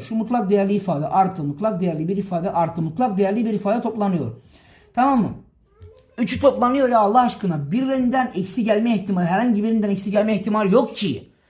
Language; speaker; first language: Turkish; native; Turkish